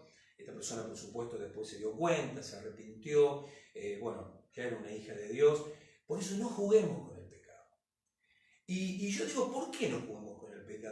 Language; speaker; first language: Spanish; native; Spanish